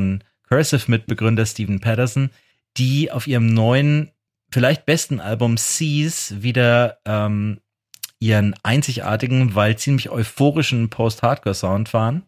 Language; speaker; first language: German; native; German